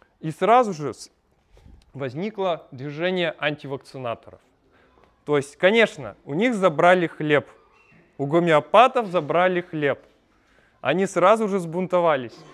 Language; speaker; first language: Russian; native; Russian